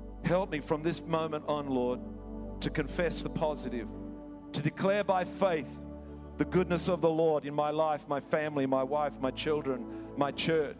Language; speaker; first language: English; native; English